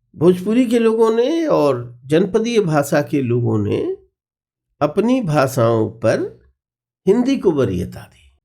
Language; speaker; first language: Hindi; non-native, local second language; Bhojpuri